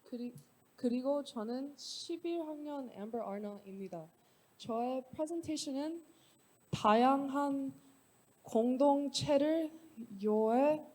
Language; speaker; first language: Korean; non-native, learner; English